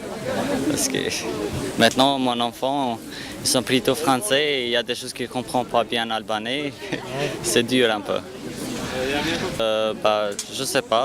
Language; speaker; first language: French; non-native, learner; Albanian